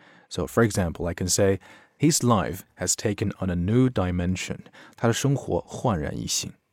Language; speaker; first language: English; non-native, fluent; Chinese